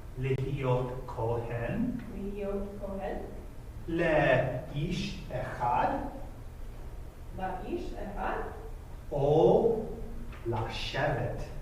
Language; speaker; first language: Hebrew; non-native, fluent; English